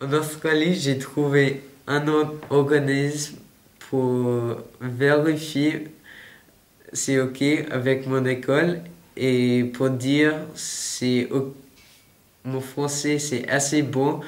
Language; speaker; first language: French; non-native, learner; English